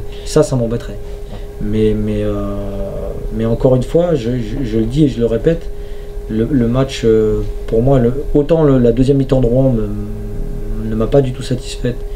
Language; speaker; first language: French; native; French